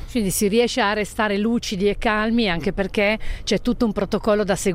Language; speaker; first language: Italian; native; Italian